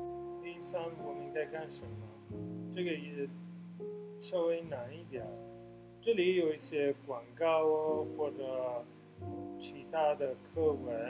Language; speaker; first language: Chinese; non-native, fluent; Italian